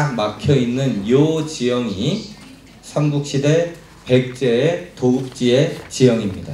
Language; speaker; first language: Korean; native; Korean